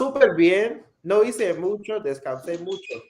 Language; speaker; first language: Spanish; non-native, fluent; English